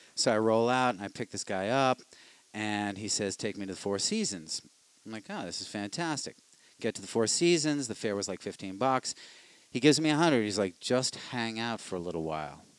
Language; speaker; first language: English; native; English